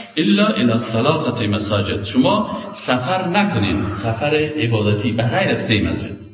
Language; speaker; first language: Persian; native; Persian